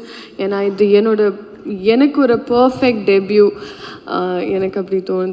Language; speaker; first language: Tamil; non-native, learner; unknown